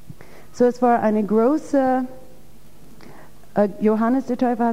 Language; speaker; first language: German; non-native, fluent; English